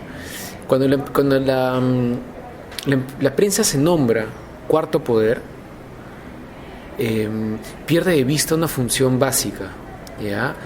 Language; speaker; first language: Spanish; native; Spanish